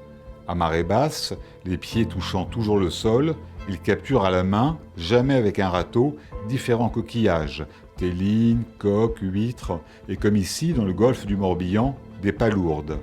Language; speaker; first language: French; native; French